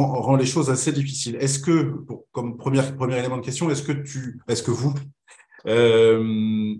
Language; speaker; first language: French; native; French